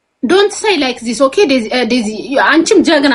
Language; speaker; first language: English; non-native, learner; Amharic